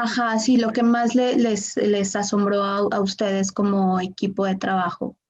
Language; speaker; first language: Spanish; native; Spanish